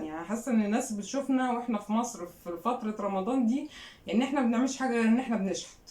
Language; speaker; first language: Arabic; native; Arabic